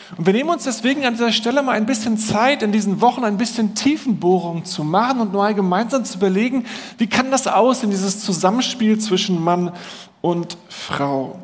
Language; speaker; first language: German; native; German